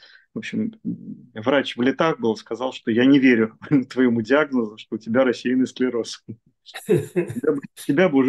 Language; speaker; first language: Russian; native; Russian